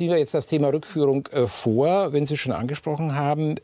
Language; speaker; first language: German; native; German